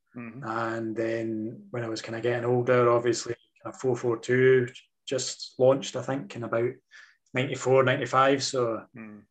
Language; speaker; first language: English; native; English